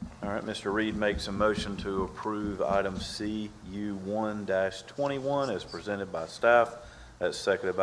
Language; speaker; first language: English; native; English